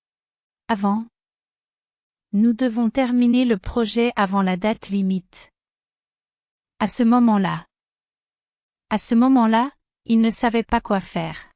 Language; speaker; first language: French; non-native, fluent; Spanish